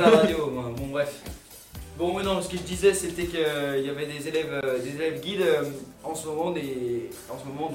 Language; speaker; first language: French; native; French